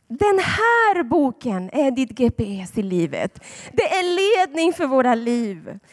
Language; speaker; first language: Swedish; non-native, fluent; Spanish